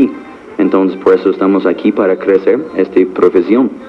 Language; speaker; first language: Spanish; non-native, fluent; English